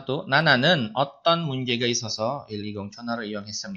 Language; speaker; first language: Korean; non-native, fluent; Indonesian